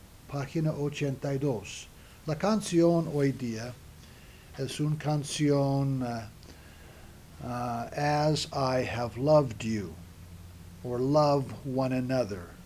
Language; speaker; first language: Spanish; non-native, learner; English